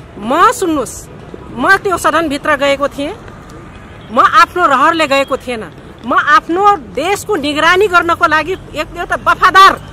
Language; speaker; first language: Nepali; non-native, local second language; Dangaura Tharu